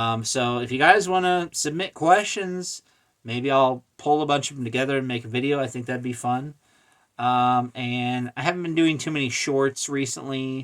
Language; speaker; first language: English; native; English